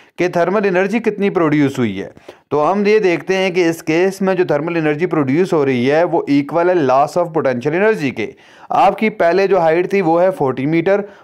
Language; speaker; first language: Urdu; non-native, local second language; Punjabi